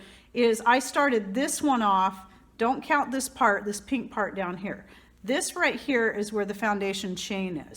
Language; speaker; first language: English; native; English